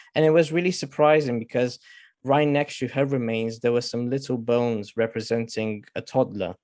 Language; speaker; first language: English; non-native, fluent; Romanian